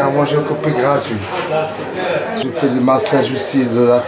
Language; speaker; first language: French; non-native, learner; Arabic